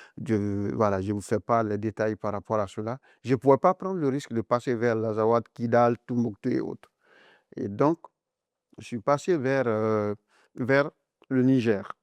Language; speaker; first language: French; non-native, local second language; Mandingo